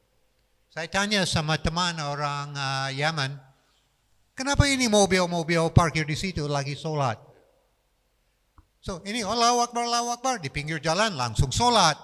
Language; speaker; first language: Indonesian; non-native, fluent; English